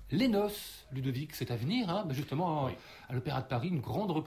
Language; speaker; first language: French; native; French